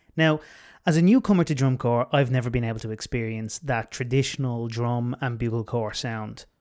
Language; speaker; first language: English; native; English